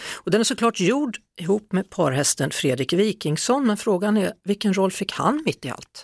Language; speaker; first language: Swedish; native; Swedish